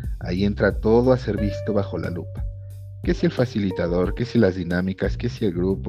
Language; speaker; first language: Spanish; native; Spanish